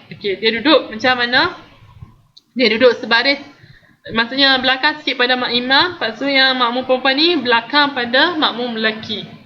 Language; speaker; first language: Malay; native; Malay